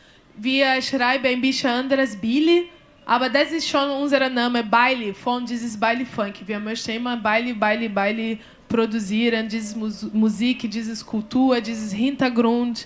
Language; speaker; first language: German; non-native, learner; Portuguese